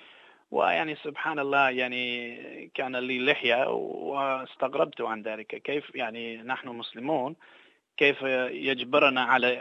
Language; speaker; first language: Arabic; non-native, fluent; English